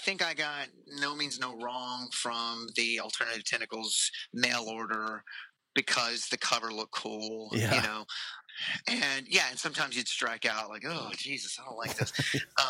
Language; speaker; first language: English; native; English